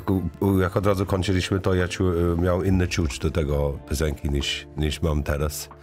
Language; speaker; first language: Polish; non-native, learner; English